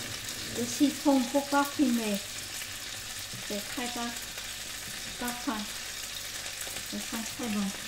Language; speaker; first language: French; non-native, learner; Vietnamese